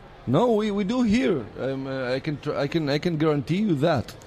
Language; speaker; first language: English; non-native, fluent; Hebrew